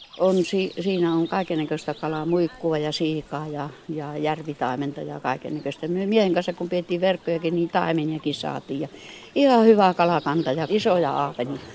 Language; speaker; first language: Finnish; native; Finnish